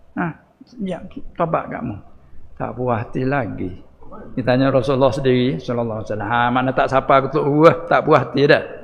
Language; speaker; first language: Malay; native; Malay